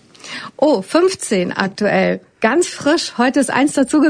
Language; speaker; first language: German; native; German